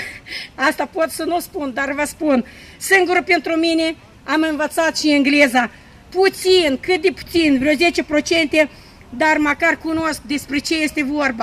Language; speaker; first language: Romanian; non-native, local second language; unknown